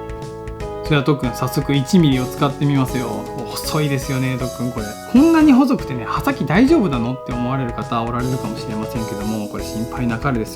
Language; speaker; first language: Japanese; native; Japanese